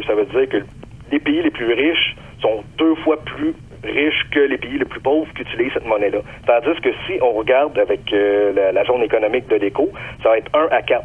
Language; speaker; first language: French; native; French